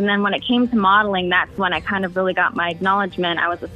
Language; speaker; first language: English; native; English